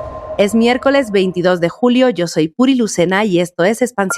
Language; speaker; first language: Spanish; native; Spanish